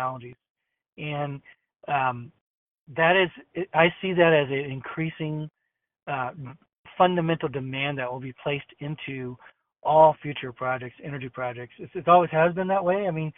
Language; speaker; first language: English; native; English